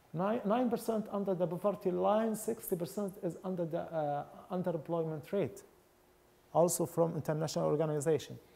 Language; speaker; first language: English; non-native, fluent; Arabic